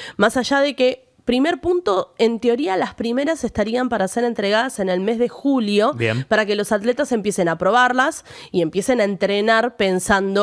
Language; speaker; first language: Spanish; native; Spanish